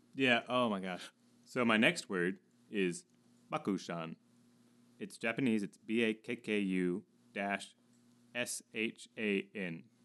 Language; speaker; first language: English; native; English